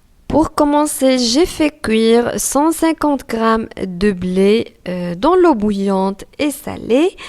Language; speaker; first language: French; non-native, local second language; Arabic